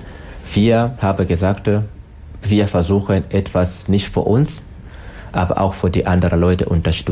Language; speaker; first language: German; non-native, learner; Swahili